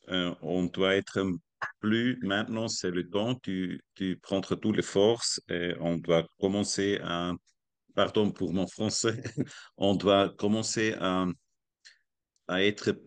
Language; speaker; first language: French; non-native, learner; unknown